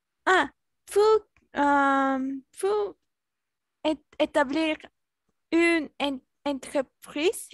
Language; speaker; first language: French; non-native, learner; Spanish